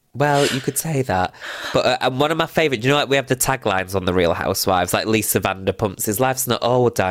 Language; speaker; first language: English; native; English